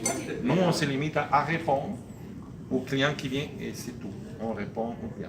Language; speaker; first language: French; native; French